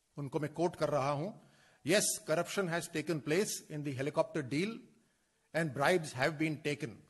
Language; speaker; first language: Hindi; native; Hindi